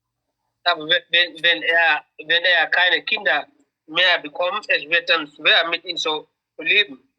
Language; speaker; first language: German; non-native, learner; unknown